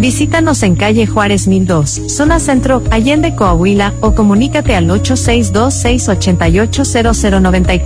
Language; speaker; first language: Spanish; native; Spanish